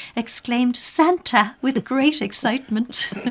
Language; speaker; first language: English; native; English